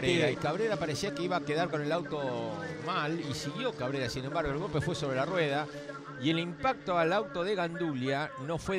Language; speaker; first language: Spanish; native; Spanish